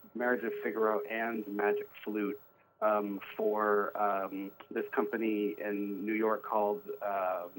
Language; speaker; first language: English; native; English